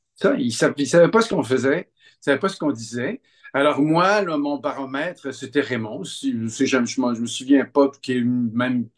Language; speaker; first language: French; native; French